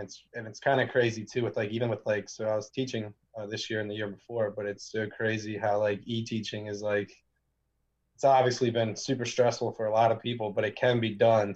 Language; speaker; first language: English; native; English